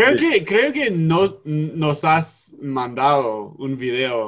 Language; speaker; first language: Spanish; non-native, learner; English